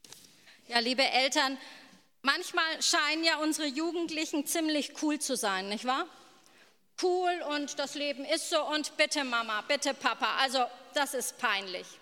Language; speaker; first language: German; native; German